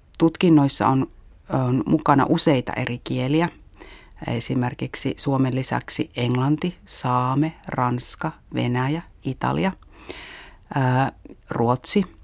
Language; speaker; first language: Finnish; native; Finnish